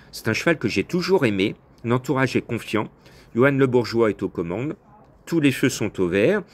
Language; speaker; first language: French; native; French